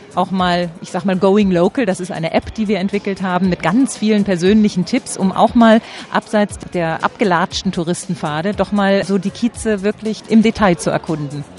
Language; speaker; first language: German; native; German